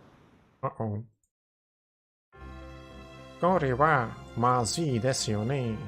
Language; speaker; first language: Japanese; non-native, learner; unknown